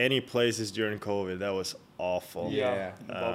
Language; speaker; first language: English; non-native, fluent; Swedish